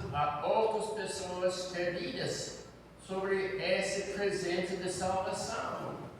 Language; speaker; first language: Portuguese; non-native, fluent; English